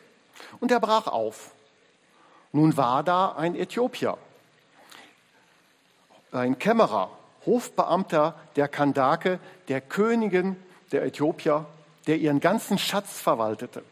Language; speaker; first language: German; native; German